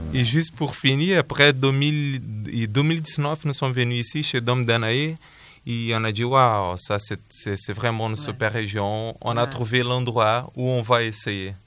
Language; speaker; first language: French; non-native, fluent; Portuguese